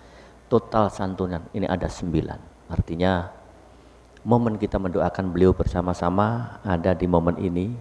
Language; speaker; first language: Indonesian; native; Indonesian